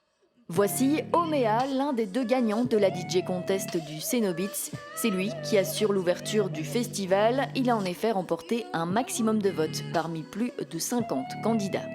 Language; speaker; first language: French; native; French